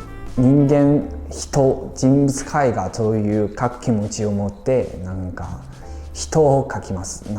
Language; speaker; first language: Japanese; non-native, fluent; Chinese